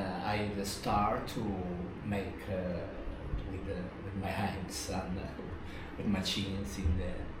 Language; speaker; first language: English; non-native, learner; Spanish